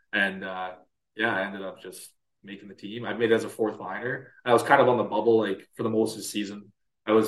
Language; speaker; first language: English; native; English